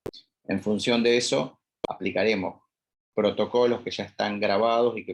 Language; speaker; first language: Spanish; native; Spanish